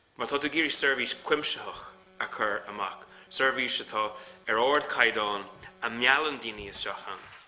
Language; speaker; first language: Irish; non-native, local second language; English